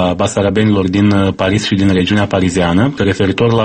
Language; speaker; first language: Romanian; native; Romanian